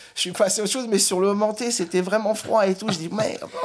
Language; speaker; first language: French; native; French